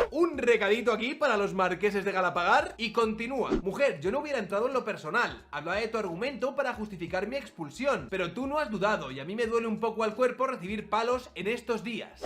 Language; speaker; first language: Spanish; native; Spanish